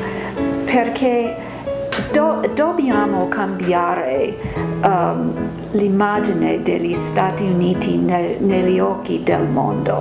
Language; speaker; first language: Italian; non-native, fluent; English